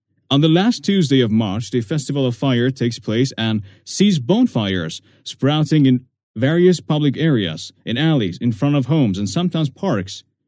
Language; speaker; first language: English; non-native, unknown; Persian